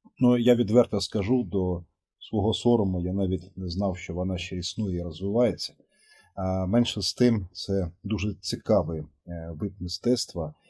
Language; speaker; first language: Ukrainian; native; Ukrainian